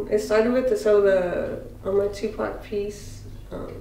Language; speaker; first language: English; native; English